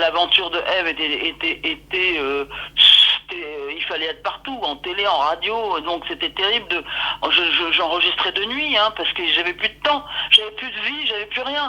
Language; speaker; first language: French; native; French